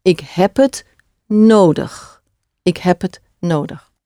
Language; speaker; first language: Dutch; non-native, fluent; English